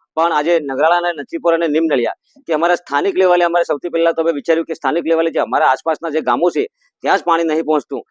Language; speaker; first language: Gujarati; native; Gujarati